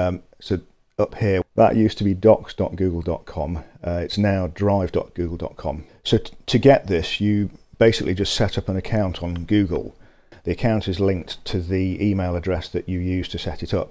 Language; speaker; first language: English; native; English